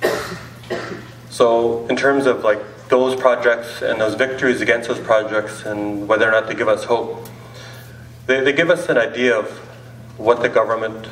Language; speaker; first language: English; native; English